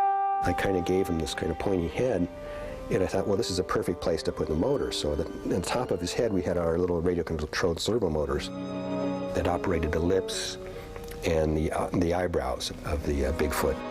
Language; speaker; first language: English; native; English